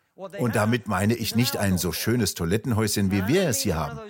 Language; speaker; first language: German; non-native, fluent; Russian